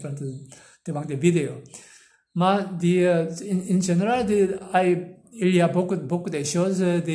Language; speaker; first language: French; non-native, learner; Korean